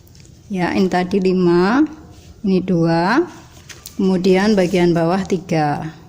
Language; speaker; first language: Indonesian; native; Indonesian